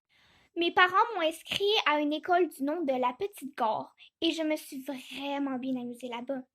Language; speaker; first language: French; early bilingual, other home language; Chinese